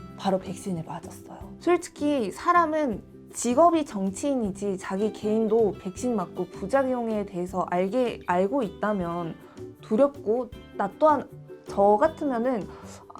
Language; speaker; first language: Korean; non-native, fluent; Mongolian